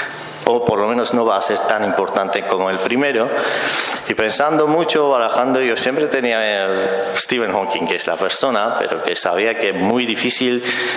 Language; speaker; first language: Spanish; non-native, fluent; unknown